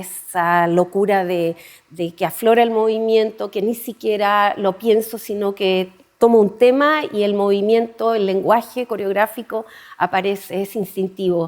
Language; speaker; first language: Spanish; native; Spanish